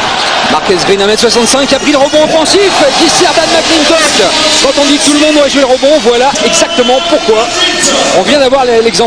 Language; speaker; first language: French; native; French